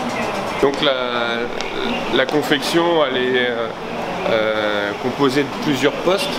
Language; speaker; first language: French; native; French